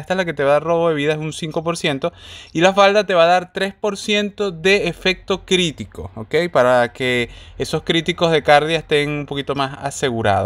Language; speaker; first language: Spanish; native; Spanish